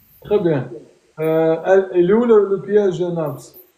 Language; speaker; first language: French; native; French